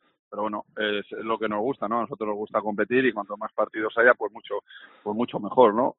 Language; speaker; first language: Spanish; native; Spanish